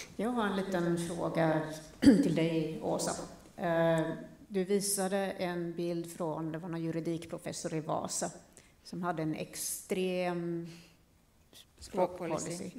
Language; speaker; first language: Swedish; native; Swedish